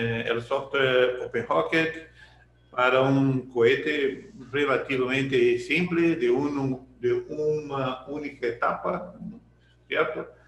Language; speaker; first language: Portuguese; non-native, learner; Spanish